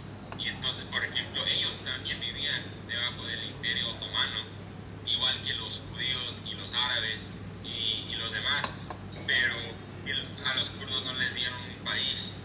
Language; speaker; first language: Spanish; non-native, fluent; English